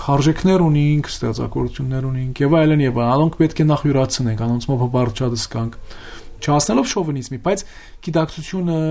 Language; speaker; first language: Armenian; early bilingual, heritage; Armenian